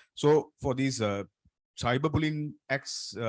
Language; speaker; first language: English; non-native, local second language; Sinhala